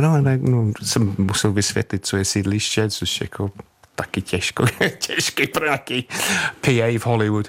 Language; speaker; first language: Czech; non-native, fluent; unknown